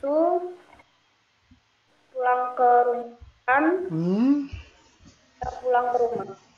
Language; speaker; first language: Korean; non-native, learner; Indonesian